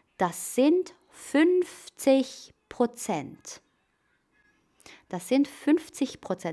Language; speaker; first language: German; non-native, fluent; Persian